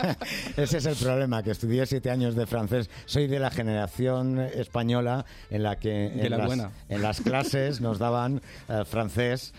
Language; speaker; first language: Spanish; native; Spanish